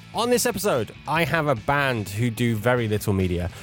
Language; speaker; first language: English; native; English